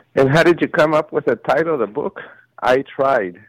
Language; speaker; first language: English; early bilingual, other home language; Spanish